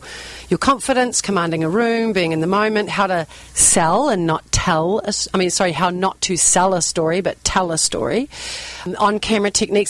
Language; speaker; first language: English; native; English